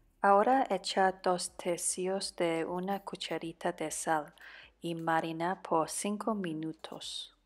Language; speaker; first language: Spanish; non-native, fluent; Cantonese